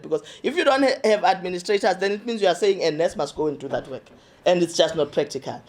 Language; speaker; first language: English; non-native, local second language; Zulu